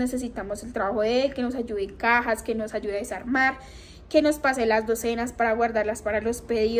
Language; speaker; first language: Spanish; native; Spanish